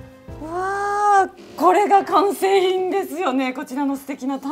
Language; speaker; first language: Japanese; native; Japanese